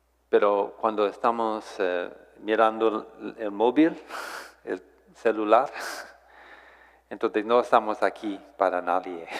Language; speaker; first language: Spanish; non-native, fluent; English